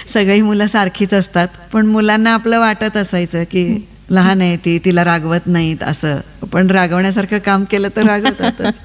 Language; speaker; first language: Marathi; non-native, local second language; Kannada